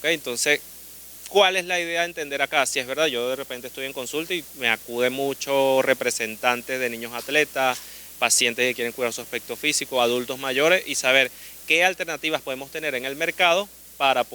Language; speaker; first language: Spanish; native; Spanish